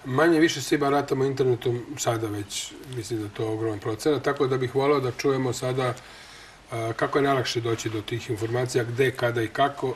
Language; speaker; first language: Croatian; native; Croatian